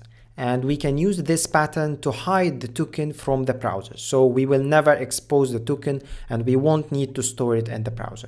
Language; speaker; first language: English; non-native, fluent; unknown